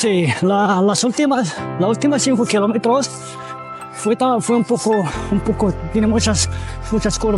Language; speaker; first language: Spanish; non-native, fluent; Arabic